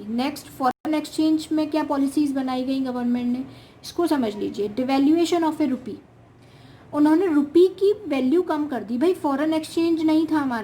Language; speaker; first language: Hindi; native; Hindi